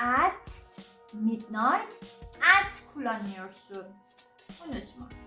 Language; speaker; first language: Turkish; non-native, learner; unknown